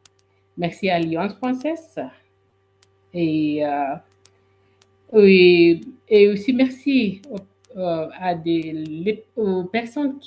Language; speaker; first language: French; non-native, fluent; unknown